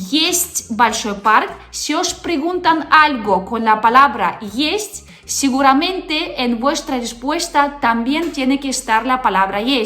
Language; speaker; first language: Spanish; non-native, fluent; Russian